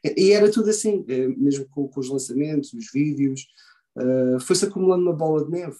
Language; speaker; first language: Portuguese; early bilingual, heritage; Portuguese